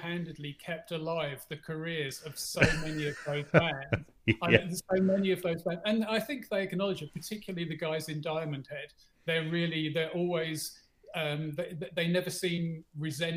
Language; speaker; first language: English; native; English